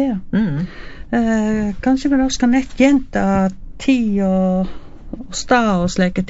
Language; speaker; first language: Norwegian; native; Norwegian